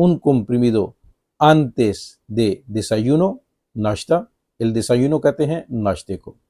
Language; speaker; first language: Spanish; non-native, fluent; Urdu